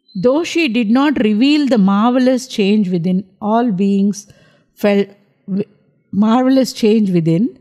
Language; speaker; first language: English; non-native, local second language; Telugu